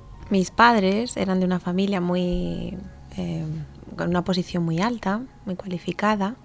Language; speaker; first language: Spanish; native; Spanish